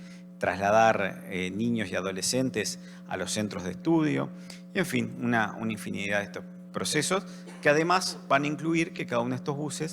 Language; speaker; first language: Spanish; native; Spanish